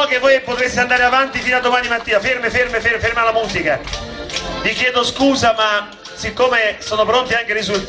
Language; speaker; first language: Italian; native; Italian